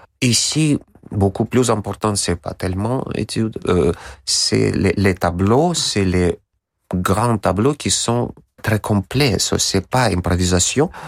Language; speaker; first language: French; non-native, learner; Russian